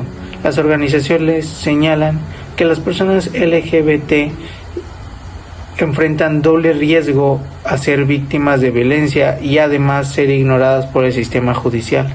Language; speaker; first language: Spanish; native; Spanish